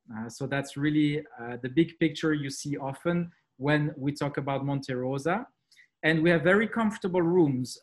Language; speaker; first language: English; non-native, fluent; French